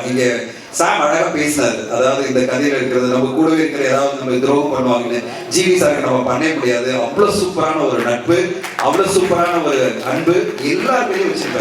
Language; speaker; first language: Tamil; native; Tamil